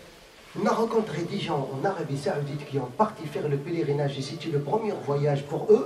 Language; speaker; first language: French; non-native, fluent; Arabic